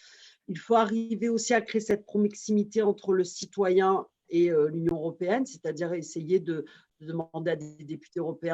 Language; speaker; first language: French; native; French